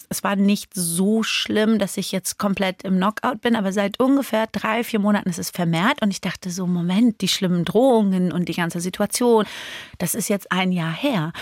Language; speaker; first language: German; early bilingual, other home language; Persian